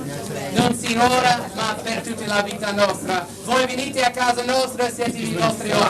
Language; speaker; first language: Italian; non-native, learner; English